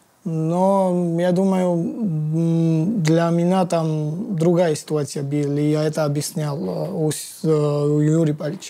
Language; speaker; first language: Russian; non-native, learner; Georgian